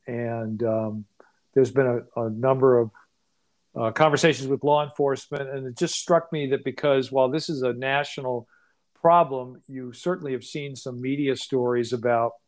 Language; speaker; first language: English; native; English